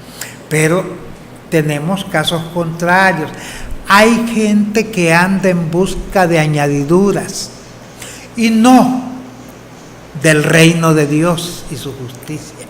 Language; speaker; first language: Spanish; native; Spanish